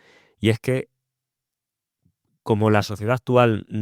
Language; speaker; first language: Spanish; native; Spanish